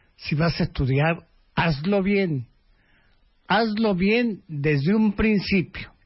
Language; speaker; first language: Spanish; early bilingual, other home language; Japanese